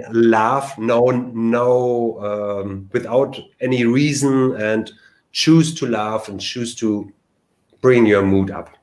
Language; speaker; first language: English; non-native, learner; German